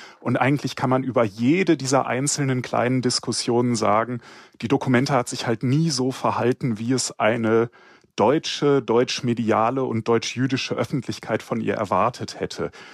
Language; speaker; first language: German; native; German